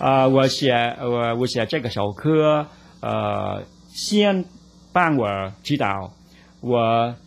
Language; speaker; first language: Chinese; non-native, learner; Vietnamese